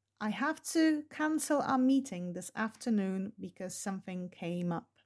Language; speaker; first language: English; non-native, fluent; Polish